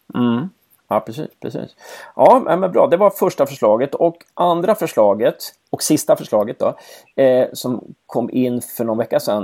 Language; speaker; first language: Swedish; native; Swedish